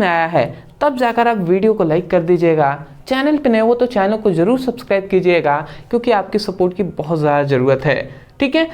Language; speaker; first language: Hindi; native; Hindi